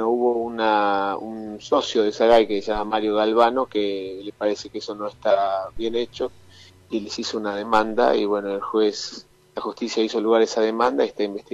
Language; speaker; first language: Spanish; native; Spanish